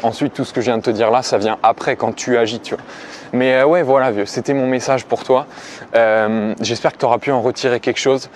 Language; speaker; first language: French; native; French